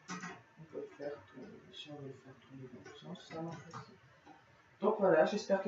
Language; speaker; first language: French; native; French